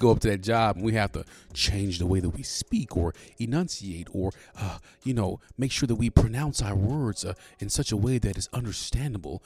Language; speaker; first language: English; native; English